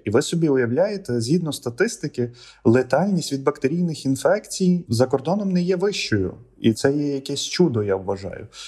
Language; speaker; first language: Ukrainian; native; Ukrainian